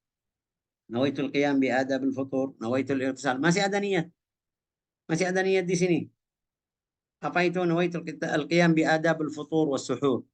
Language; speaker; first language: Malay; non-native, fluent; Arabic